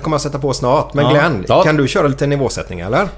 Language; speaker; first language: Swedish; native; Swedish